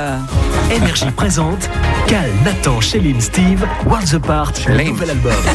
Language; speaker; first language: French; native; French